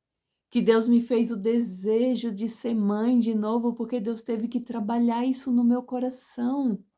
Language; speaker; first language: Portuguese; native; Portuguese